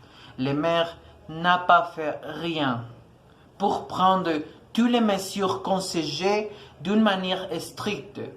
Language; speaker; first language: French; non-native, learner; Spanish